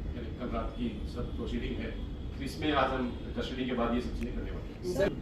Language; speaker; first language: Hindi; non-native, local second language; Marathi